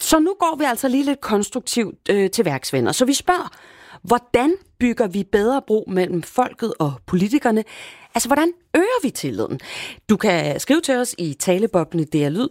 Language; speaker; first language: Danish; native; Danish